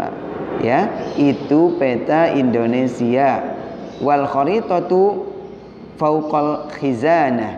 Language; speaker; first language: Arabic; non-native, fluent; Indonesian